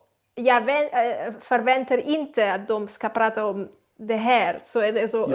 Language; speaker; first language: Swedish; non-native, learner; Spanish